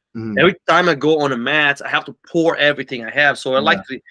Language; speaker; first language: English; non-native, fluent; Portuguese